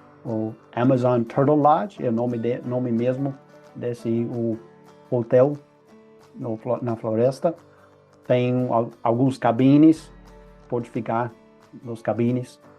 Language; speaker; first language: Portuguese; non-native, fluent; English